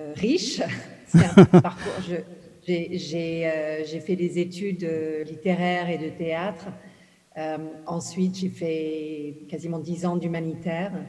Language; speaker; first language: French; early bilingual, other home language; English